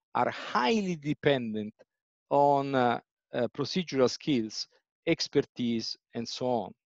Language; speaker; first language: English; non-native, fluent; Italian